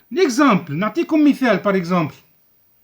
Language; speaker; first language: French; non-native, local second language; Arabic